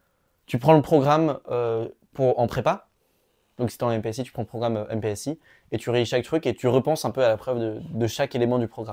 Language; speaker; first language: French; native; French